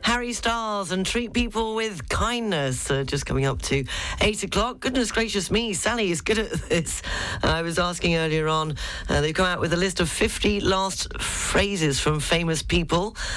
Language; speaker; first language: English; native; English